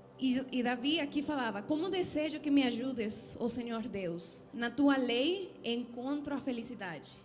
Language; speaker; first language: Portuguese; non-native, fluent; Spanish